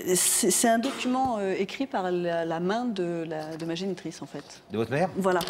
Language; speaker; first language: French; native; French